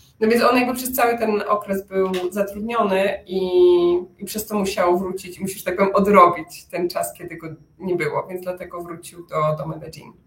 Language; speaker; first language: Polish; native; Polish